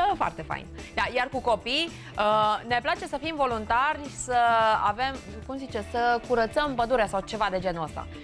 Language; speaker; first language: Romanian; native; Romanian